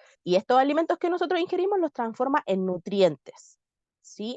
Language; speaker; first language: Spanish; native; Spanish